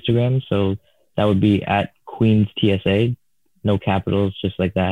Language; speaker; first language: English; non-native, fluent; Tamil